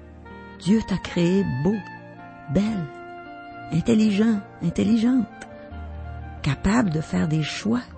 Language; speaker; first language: French; native; French